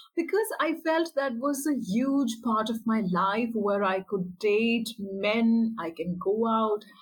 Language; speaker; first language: English; non-native, local second language; Hindi